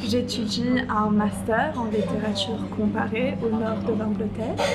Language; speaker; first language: French; non-native, fluent; English